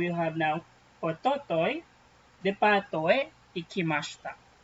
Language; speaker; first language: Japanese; non-native, fluent; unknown